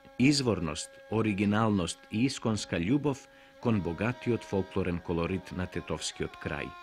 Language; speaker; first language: Macedonian; native; Macedonian